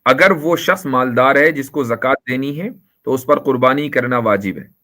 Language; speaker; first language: Hindi; native; Hindi